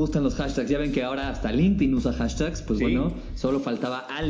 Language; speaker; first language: Spanish; native; Spanish